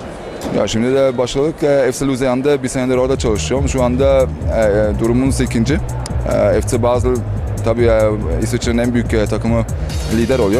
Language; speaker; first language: Turkish; early bilingual, heritage; Turkish